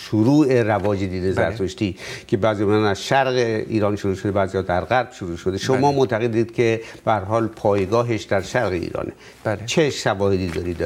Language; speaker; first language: Persian; native; Persian